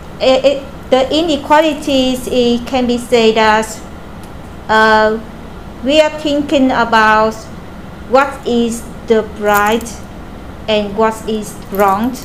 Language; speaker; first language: English; non-native, learner; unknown